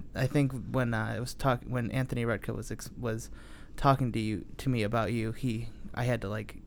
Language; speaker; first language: English; native; English